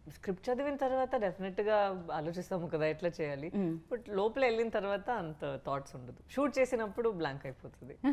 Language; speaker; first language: Telugu; non-native, fluent; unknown